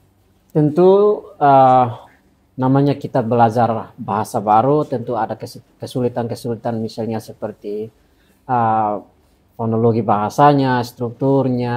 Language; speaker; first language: Indonesian; non-native, fluent; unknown